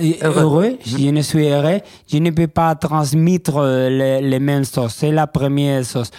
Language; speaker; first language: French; non-native, learner; Spanish